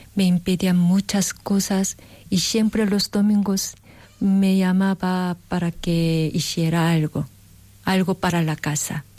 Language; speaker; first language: Spanish; non-native, learner; Korean